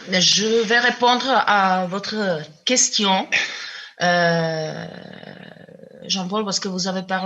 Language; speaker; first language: French; non-native, fluent; Czech